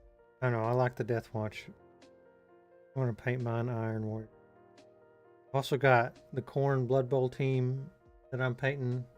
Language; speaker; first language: English; native; English